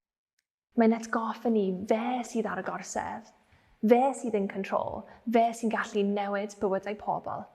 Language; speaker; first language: Welsh; non-native, fluent; English